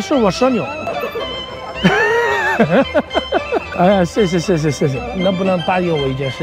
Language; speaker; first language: Chinese; non-native, fluent; Arabic